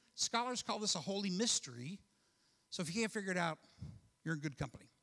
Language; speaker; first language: English; native; English